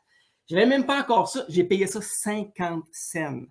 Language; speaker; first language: French; native; French